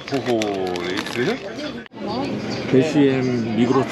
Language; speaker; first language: Turkish; non-native, learner; Korean